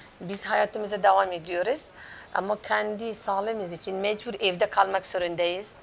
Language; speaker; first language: Turkish; non-native, learner; Persian